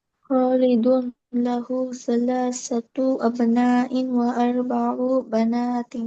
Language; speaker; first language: Arabic; non-native, learner; Bangla